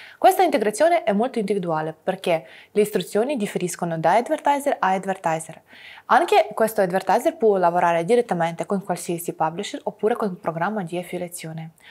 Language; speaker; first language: Italian; non-native, fluent; Russian